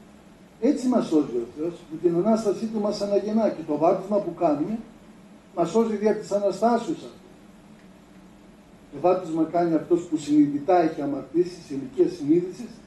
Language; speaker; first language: Greek; native; Greek